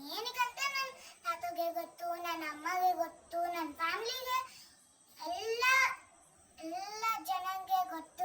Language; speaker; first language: Kannada; non-native, local second language; Hindi